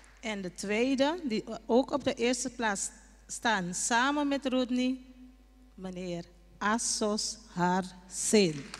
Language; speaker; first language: Dutch; non-native, local second language; Papiamento